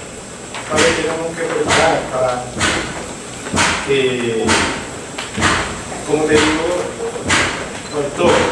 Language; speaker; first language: Spanish; non-native, learner; French